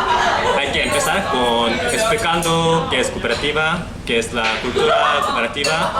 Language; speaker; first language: Spanish; non-native, fluent; Korean